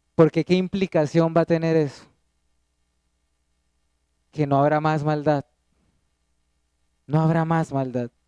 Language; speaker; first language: Spanish; native; Spanish